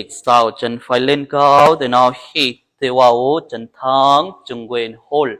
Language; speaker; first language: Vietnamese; non-native, learner; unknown